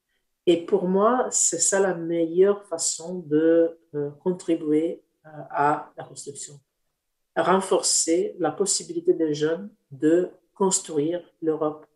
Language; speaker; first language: French; non-native, fluent; Italian